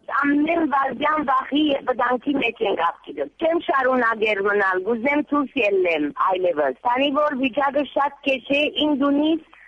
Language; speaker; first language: Armenian; early bilingual, heritage; Armenian